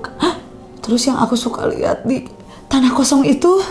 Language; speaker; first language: Indonesian; native; Indonesian